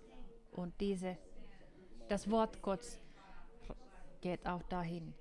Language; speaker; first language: German; non-native, fluent; Finnish